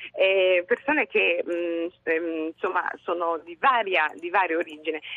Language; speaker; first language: Italian; native; Italian